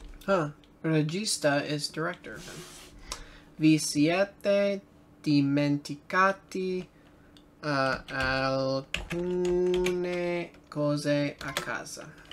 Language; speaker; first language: Italian; non-native, learner; English